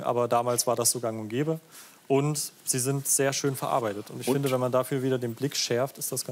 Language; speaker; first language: German; native; German